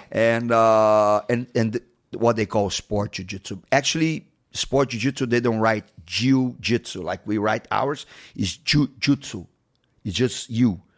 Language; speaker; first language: English; non-native, fluent; Portuguese